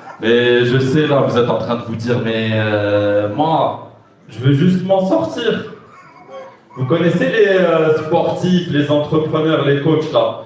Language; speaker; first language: French; non-native, local second language; Arabic